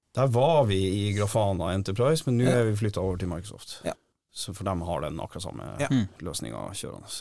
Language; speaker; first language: Norwegian; native; Norwegian